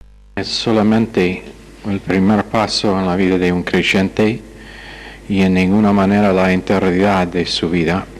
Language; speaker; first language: Spanish; non-native, fluent; English